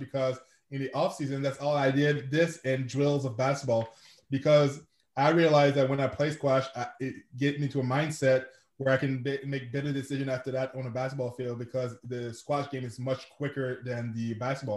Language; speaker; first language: English; non-native, fluent; French